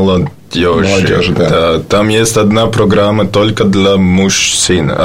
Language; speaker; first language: Russian; non-native, learner; Latvian